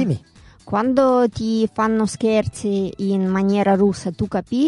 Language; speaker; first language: Italian; non-native, learner; Russian